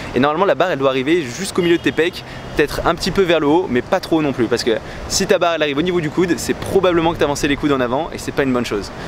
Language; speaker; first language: French; native; French